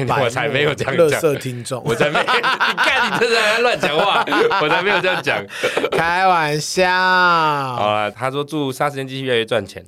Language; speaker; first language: Chinese; native; Chinese